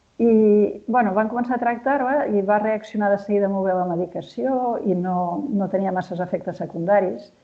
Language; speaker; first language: Catalan; native; Catalan